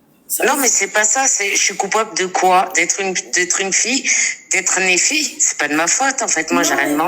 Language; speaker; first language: French; native; French